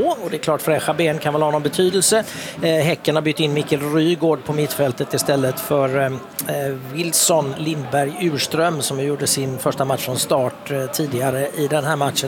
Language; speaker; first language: Swedish; native; Swedish